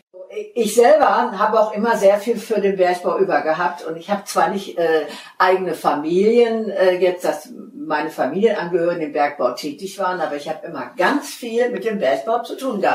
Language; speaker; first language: German; native; German